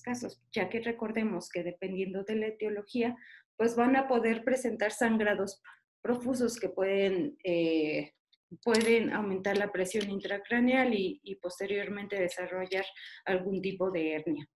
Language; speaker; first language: Spanish; native; Spanish